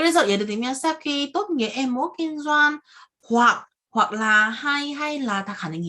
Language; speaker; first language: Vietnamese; non-native, fluent; Korean